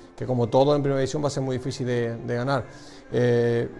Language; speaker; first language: Spanish; native; Spanish